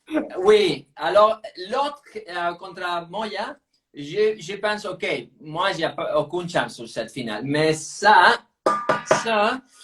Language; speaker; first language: French; non-native, fluent; Spanish